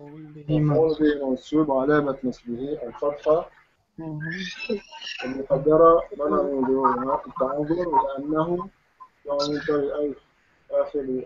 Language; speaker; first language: Arabic; non-native, learner; French